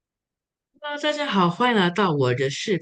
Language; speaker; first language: Chinese; non-native, learner; Indonesian